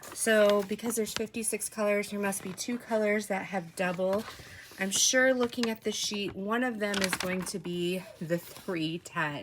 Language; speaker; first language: English; native; English